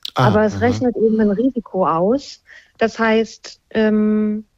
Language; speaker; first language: German; non-native, fluent; Spanish